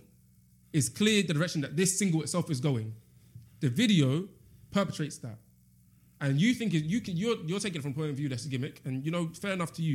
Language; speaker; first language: English; native; English